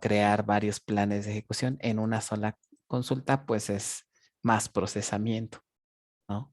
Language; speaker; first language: Spanish; native; Spanish